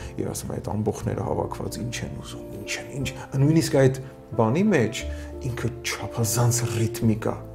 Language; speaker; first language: Armenian; native; Armenian